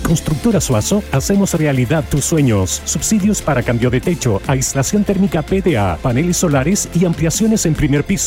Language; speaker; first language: Spanish; native; Spanish